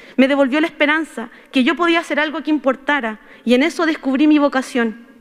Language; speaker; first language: Spanish; native; Spanish